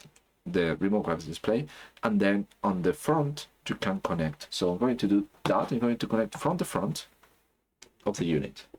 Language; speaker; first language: English; non-native, fluent; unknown